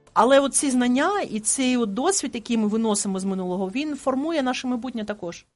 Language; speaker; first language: Ukrainian; native; Ukrainian